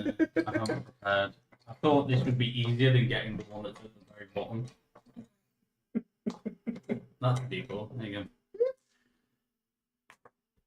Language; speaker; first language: English; native; English